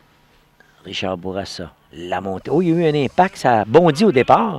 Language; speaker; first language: French; native; French